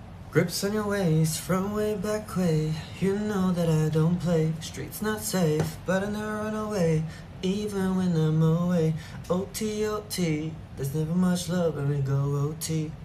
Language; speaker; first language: English; early bilingual, other home language; Korean